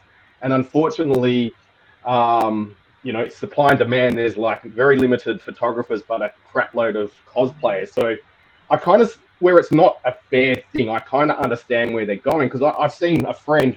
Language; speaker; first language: English; native; English